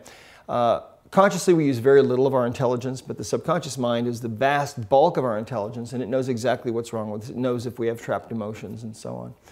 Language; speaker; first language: English; native; English